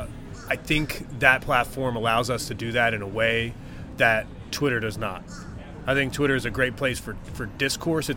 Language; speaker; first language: English; native; English